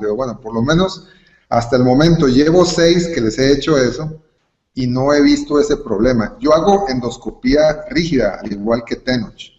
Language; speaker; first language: Spanish; native; Spanish